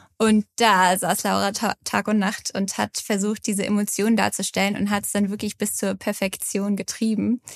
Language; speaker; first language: German; native; German